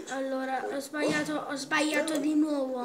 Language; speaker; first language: Italian; native; Italian